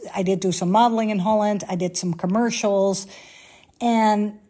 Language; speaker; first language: English; non-native, fluent; Dutch